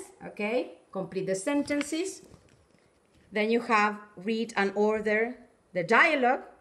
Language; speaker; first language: English; non-native, fluent; Spanish